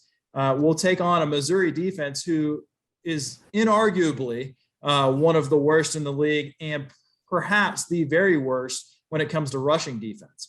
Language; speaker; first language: English; native; English